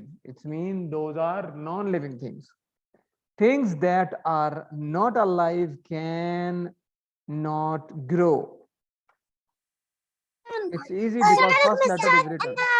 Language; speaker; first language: English; non-native, learner; Arabic